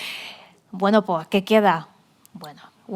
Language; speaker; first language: Spanish; non-native, fluent; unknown